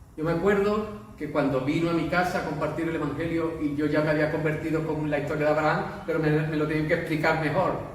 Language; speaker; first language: Spanish; native; Spanish